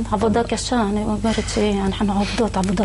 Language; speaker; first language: Hebrew; non-native, local second language; Arabic